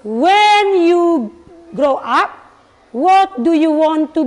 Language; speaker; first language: English; non-native, learner; Indonesian